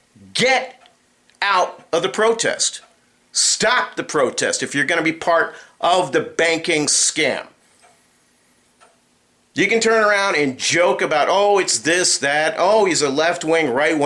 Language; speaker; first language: English; native; English